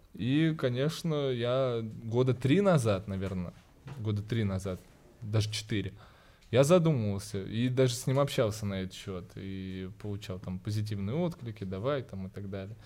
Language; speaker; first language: Russian; native; Russian